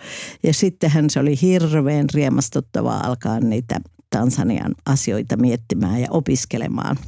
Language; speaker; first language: Finnish; native; Finnish